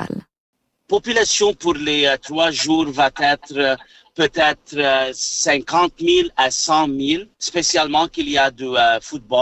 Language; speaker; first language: French; non-native, learner; Arabic